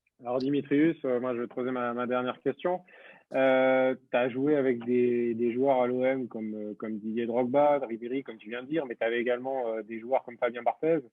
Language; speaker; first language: French; native; French